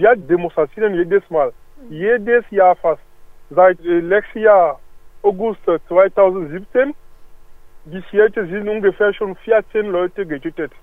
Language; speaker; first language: German; non-native, learner; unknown